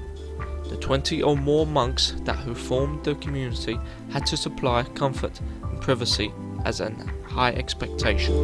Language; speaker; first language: English; non-native, fluent; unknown